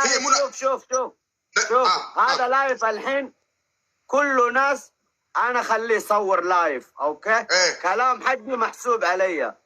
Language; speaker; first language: Arabic; non-native, learner; Oromo